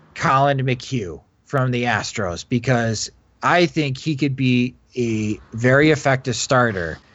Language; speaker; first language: English; native; English